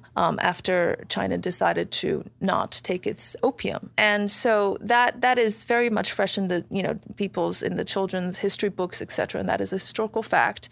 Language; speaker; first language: English; non-native, fluent; Chinese